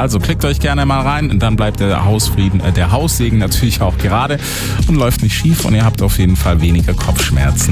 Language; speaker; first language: German; native; German